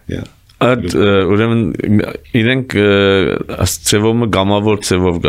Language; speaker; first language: Armenian; early bilingual, heritage; Armenian